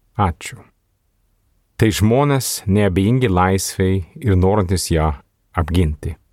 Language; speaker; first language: Lithuanian; non-native, fluent; Swedish